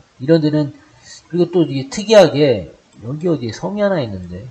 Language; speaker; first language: Korean; native; Korean